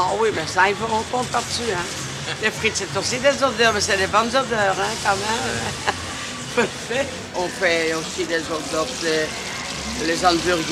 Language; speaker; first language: French; native; French